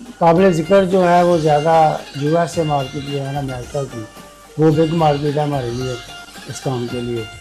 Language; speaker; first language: Urdu; non-native, local second language; Punjabi